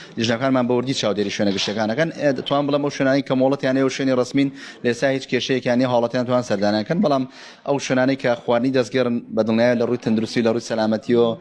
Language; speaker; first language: Central Kurdish; native; Central Kurdish